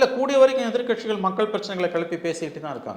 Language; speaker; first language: Tamil; native; Tamil